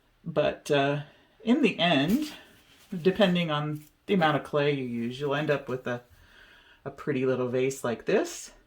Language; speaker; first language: English; native; English